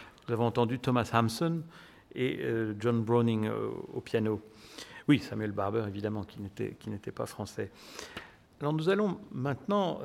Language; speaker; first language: French; native; French